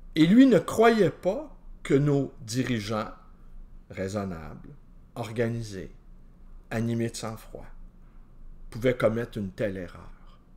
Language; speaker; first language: French; native; French